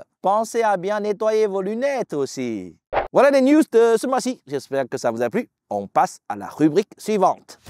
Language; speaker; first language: French; native; French